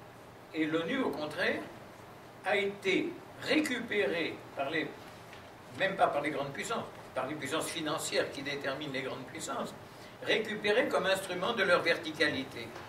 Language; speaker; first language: French; native; French